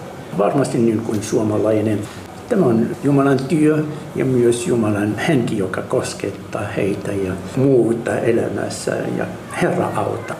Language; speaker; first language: Finnish; non-native, learner; Arabic